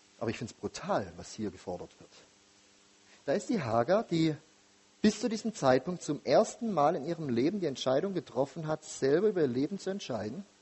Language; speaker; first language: German; native; German